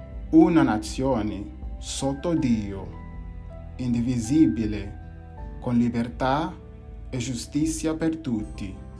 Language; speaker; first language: Italian; non-native, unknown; English